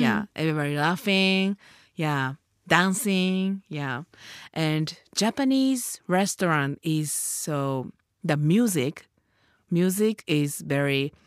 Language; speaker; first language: English; non-native, learner; Japanese